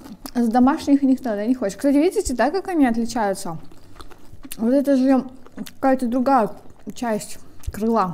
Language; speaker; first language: Russian; native; Russian